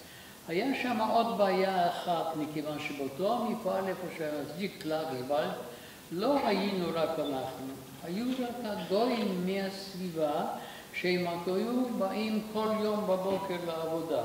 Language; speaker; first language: Hebrew; non-native, fluent; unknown